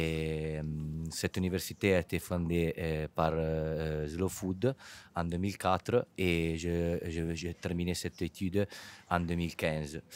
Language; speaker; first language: French; non-native, fluent; Italian